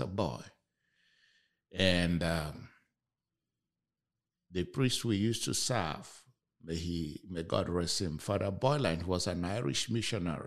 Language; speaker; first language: English; non-native, local second language; Igbo